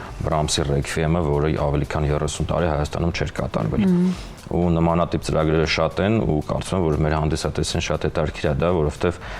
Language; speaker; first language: Armenian; native; Armenian